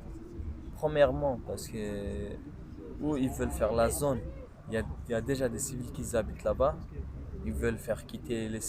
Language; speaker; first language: French; non-native, local second language; Kurdish